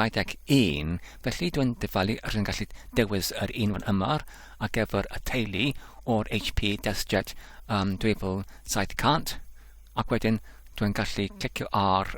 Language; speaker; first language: Welsh; non-native, learner; English